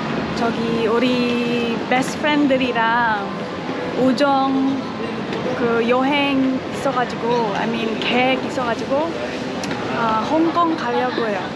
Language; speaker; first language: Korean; non-native, learner; Cebuano